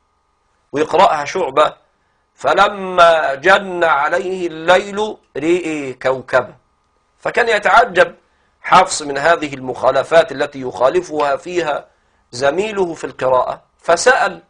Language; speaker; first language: Arabic; native; Arabic